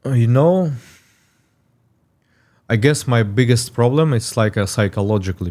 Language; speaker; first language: English; non-native, learner; Russian